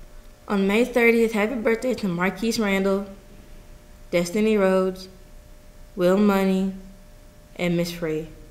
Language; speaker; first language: English; native; English